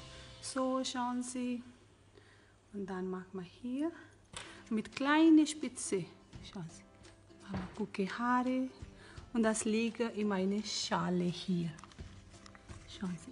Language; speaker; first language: German; non-native, learner; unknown